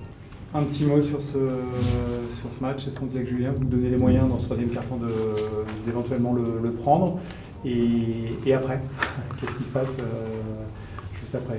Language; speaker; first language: French; native; French